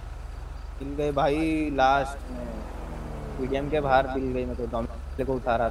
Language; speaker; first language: Hindi; native; Hindi